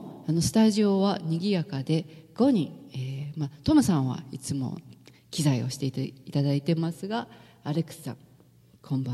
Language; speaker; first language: Japanese; native; Japanese